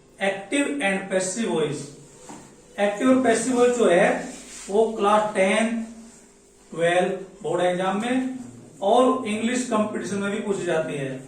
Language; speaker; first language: Hindi; native; Hindi